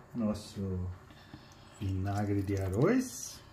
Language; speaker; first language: Portuguese; non-native, fluent; German